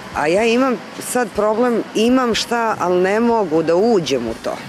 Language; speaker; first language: Serbian; native; Serbian